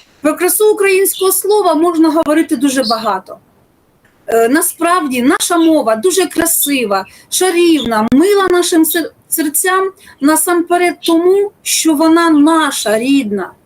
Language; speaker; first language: Ukrainian; native; Ukrainian